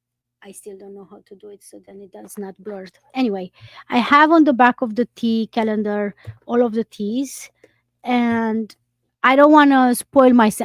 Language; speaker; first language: English; non-native, fluent; Romanian